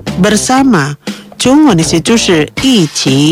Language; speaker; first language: Chinese; non-native, local second language; Indonesian